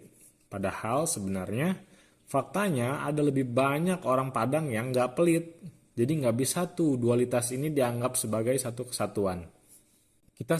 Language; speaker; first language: Indonesian; native; Indonesian